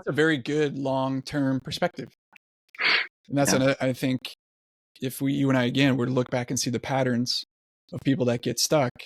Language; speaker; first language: English; native; English